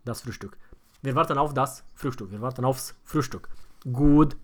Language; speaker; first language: German; non-native, fluent; Romanian